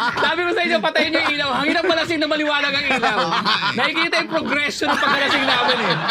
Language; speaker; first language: Filipino; native; Filipino